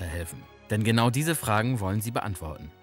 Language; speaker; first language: German; native; German